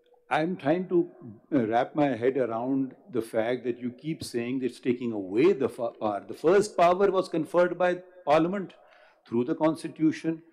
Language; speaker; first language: English; non-native, local second language; Urdu